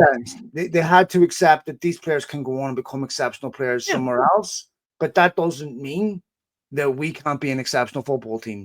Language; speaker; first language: English; native; English